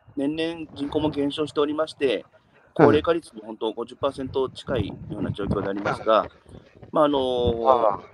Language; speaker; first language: Japanese; native; Japanese